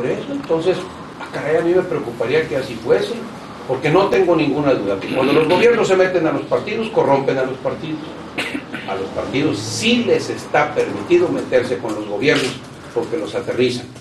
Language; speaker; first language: Spanish; native; Spanish